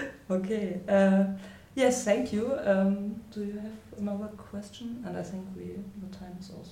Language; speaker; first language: English; non-native, fluent; German